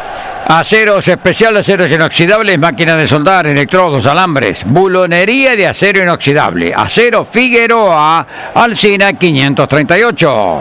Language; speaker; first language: Spanish; native; Spanish